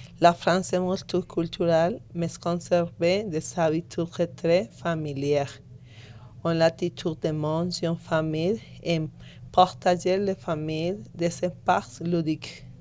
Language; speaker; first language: French; non-native, learner; Spanish